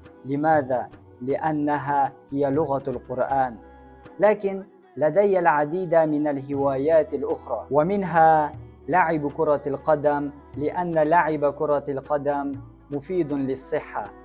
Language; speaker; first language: Arabic; non-native, learner; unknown